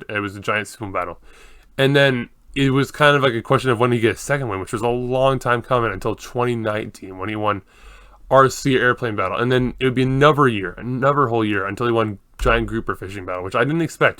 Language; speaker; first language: English; native; English